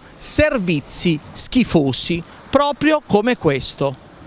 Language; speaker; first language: Italian; native; Italian